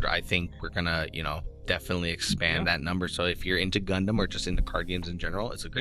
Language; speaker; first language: English; native; English